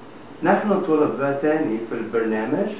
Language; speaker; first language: Arabic; non-native, learner; English